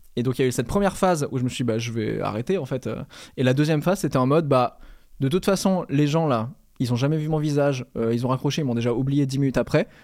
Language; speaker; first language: French; native; French